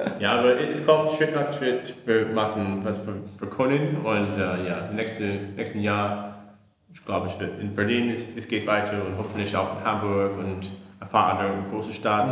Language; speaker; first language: German; non-native, learner; English